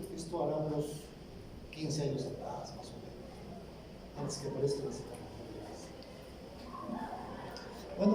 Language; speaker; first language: Spanish; native; Spanish